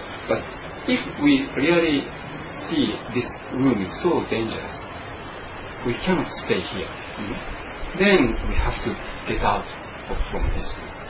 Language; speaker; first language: English; non-native, fluent; Japanese